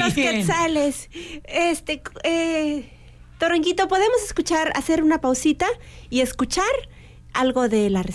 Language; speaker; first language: Spanish; native; Spanish